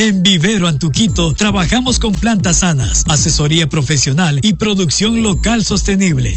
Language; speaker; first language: Spanish; native; Spanish